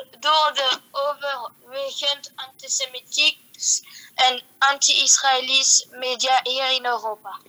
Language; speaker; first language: Dutch; early bilingual, heritage; Dutch